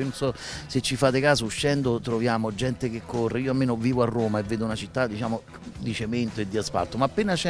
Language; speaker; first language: Italian; native; Italian